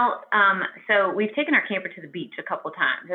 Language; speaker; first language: English; native; English